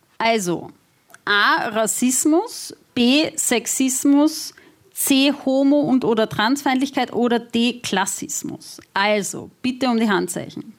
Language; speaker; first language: German; native; German